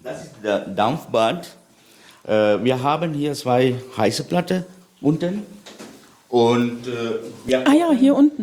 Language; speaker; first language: German; non-native, learner; Sinhala